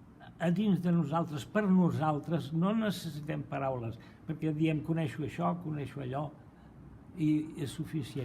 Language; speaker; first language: Catalan; non-native, fluent; Portuguese